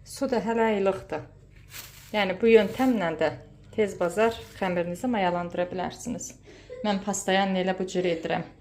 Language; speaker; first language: Azerbaijani; early bilingual, heritage; Azerbaijani